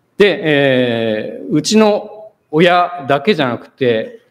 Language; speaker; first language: Japanese; native; Japanese